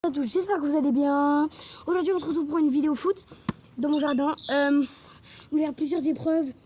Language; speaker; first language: French; native; French